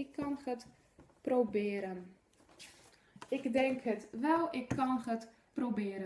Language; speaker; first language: Dutch; non-native, fluent; Polish